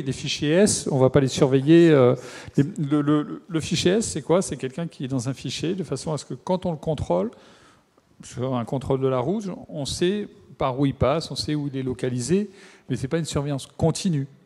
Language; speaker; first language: French; native; French